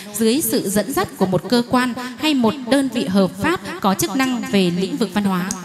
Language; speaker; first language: Vietnamese; non-native, local second language; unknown